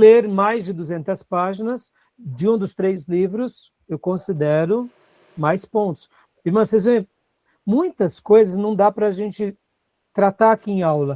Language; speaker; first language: Portuguese; native; Portuguese